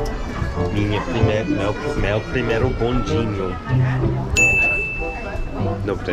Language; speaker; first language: Portuguese; non-native, learner; English